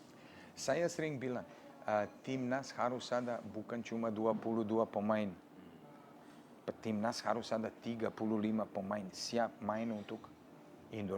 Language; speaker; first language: Indonesian; non-native, fluent; Serbian